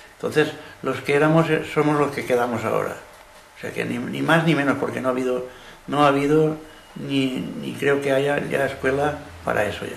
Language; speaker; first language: Spanish; non-native, local second language; Catalan